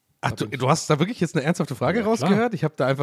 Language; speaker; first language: German; native; German